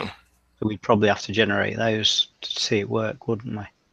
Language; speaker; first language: English; native; English